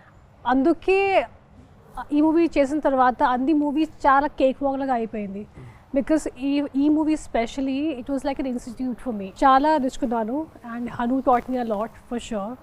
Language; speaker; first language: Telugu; non-native, local second language; Hindi